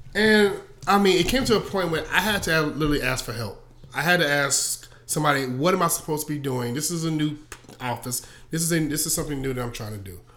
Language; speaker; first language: English; native; English